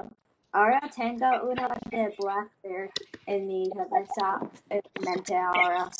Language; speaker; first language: Spanish; non-native, learner; English